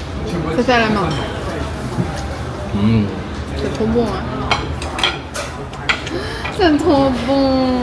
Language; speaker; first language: French; non-native, learner; Chinese